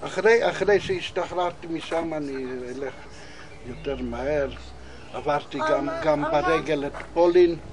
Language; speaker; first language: Hebrew; non-native, fluent; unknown